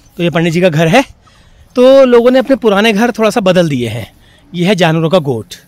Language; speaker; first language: Hindi; native; Hindi